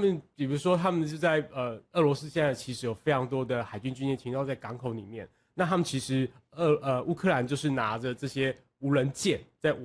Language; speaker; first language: Chinese; native; Chinese